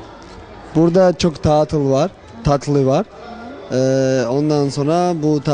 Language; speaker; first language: Turkish; non-native, learner; Georgian